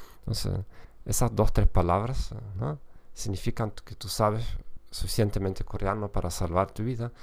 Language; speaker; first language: Spanish; non-native, fluent; German